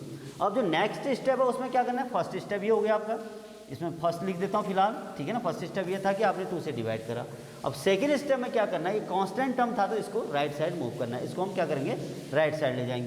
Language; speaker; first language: Hindi; native; Hindi